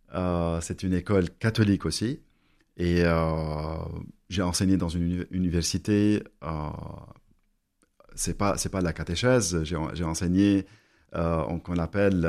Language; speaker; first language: French; non-native, local second language; Arabic